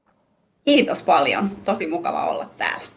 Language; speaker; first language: Finnish; native; Finnish